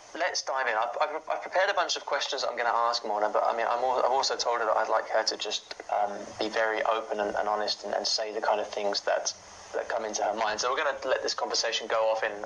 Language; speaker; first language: English; native; English